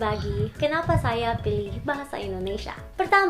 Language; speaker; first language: Indonesian; non-native, fluent; Filipino